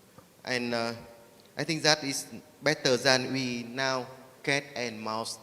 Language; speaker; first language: English; non-native, learner; Vietnamese